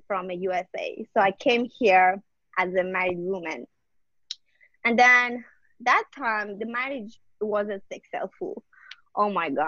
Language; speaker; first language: English; non-native, learner; Persian